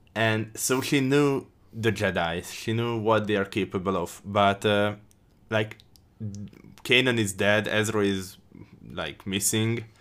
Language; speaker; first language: English; non-native, fluent; Hungarian